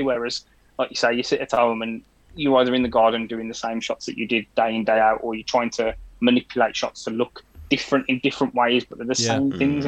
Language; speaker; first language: English; native; English